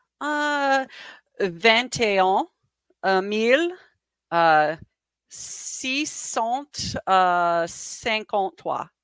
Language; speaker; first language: French; non-native, learner; English